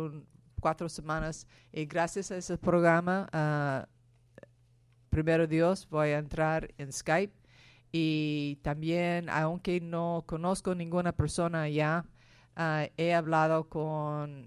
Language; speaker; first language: Spanish; non-native, fluent; English